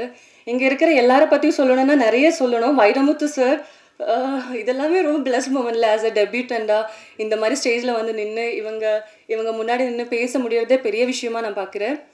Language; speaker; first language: Tamil; non-native, fluent; Malayalam